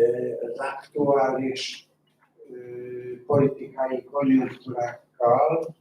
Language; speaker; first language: Hungarian; non-native, fluent; Polish